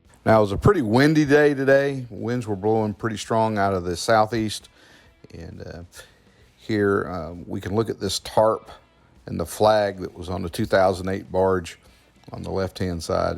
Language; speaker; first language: English; native; English